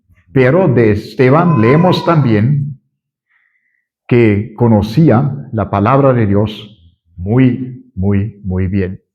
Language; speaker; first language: Spanish; non-native, fluent; German